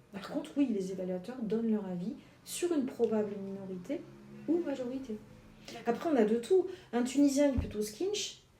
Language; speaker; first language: French; native; French